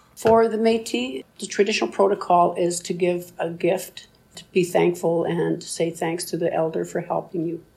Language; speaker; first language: English; non-native, fluent; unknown